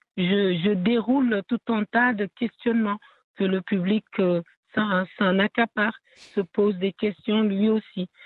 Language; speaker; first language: French; non-native, local second language; Wolof